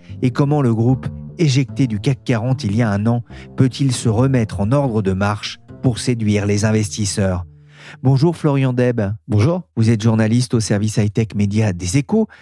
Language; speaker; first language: French; native; French